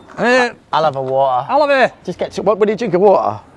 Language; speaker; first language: English; native; English